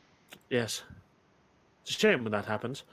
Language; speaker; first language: English; native; English